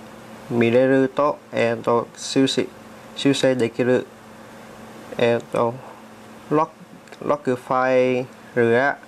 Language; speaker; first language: Japanese; non-native, learner; Vietnamese